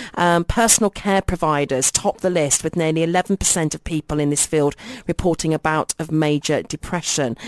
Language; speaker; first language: English; native; English